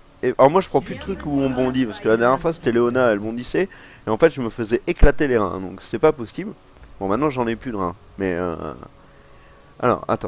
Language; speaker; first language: French; native; French